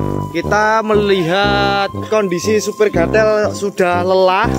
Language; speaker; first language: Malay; non-native, local second language; Javanese